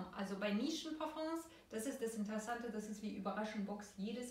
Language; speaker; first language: German; non-native, fluent; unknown